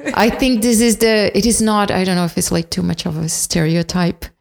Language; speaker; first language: English; non-native, fluent; Portuguese